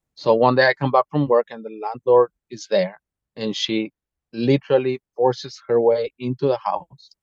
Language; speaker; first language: English; non-native, fluent; Spanish